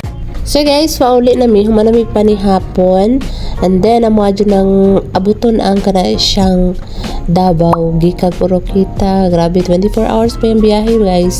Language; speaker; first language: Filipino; non-native, local second language; Cebuano